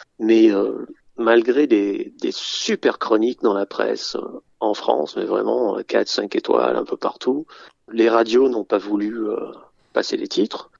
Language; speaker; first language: French; early bilingual, other home language; English